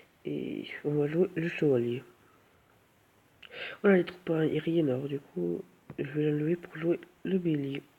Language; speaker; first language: French; native; French